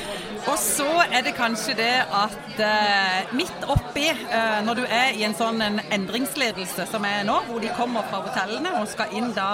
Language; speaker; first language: Norwegian; native; Norwegian